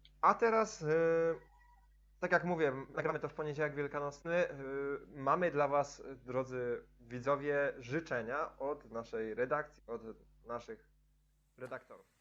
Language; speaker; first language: Polish; native; Polish